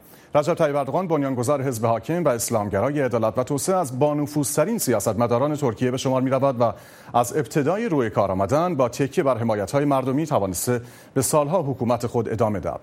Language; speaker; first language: Persian; native; Persian